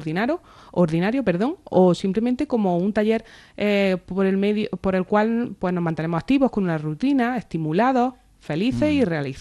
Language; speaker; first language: Spanish; native; Spanish